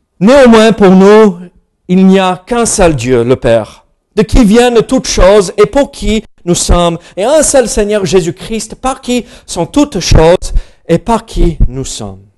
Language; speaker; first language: French; non-native, fluent; English